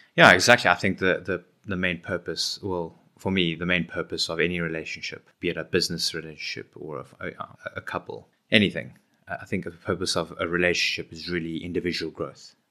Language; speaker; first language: English; native; English